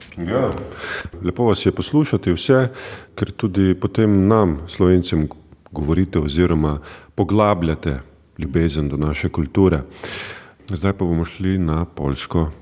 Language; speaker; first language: Slovenian; native; Slovenian